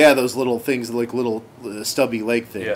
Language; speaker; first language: English; native; English